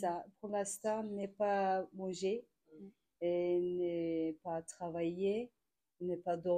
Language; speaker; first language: French; non-native, learner; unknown